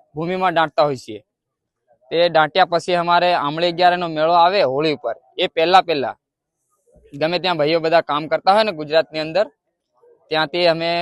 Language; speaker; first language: Gujarati; non-native, local second language; Bhili